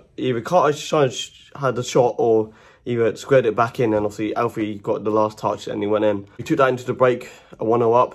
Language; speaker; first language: English; native; English